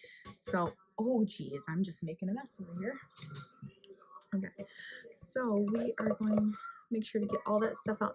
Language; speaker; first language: English; native; English